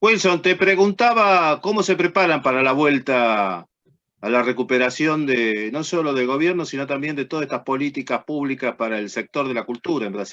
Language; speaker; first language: Spanish; native; Spanish